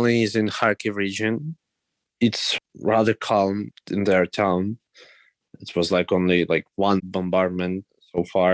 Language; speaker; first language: English; non-native, fluent; Russian